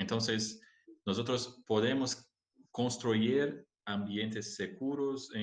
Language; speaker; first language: Spanish; non-native, learner; Portuguese